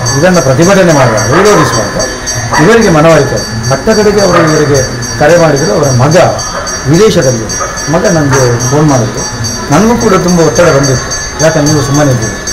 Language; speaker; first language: Kannada; non-native, local second language; Tulu